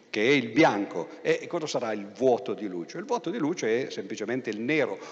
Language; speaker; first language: Italian; native; Italian